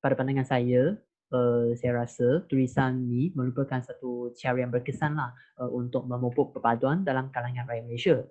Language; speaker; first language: Malay; non-native, local second language; Chinese